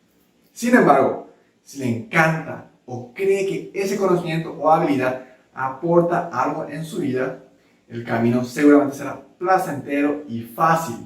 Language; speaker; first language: Spanish; non-native, local second language; Japanese